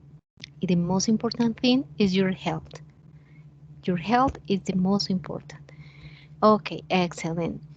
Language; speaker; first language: English; non-native, fluent; Spanish